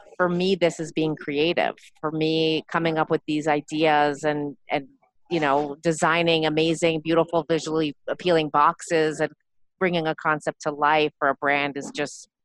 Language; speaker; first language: English; native; English